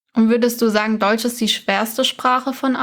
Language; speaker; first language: German; native; German